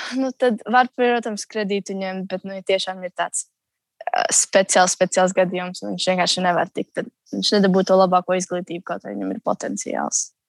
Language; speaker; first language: Latvian; native; Latvian